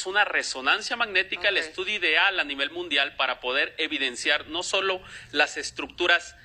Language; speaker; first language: Spanish; native; Spanish